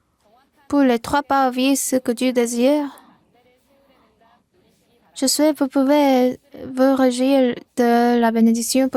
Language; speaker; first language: French; non-native, learner; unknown